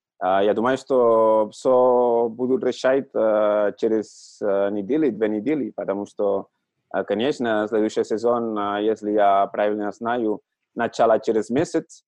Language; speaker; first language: Russian; non-native, learner; Catalan